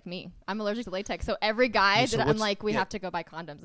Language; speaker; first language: English; early bilingual, other home language; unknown